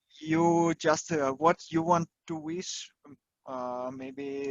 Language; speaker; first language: English; non-native, fluent; Russian